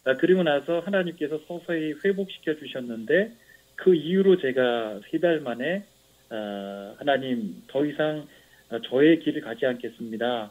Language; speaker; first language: Korean; native; Korean